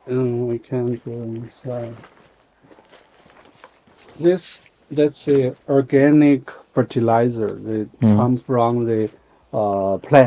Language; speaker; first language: English; non-native, learner; Chinese